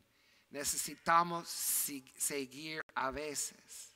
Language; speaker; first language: Spanish; non-native, fluent; English